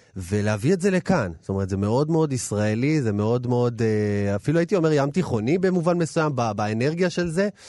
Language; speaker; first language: Hebrew; native; Hebrew